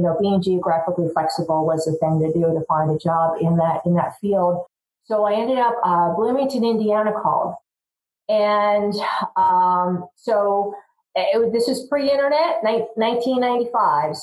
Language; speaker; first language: English; native; English